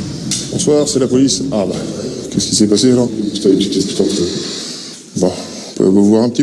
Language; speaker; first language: French; native; French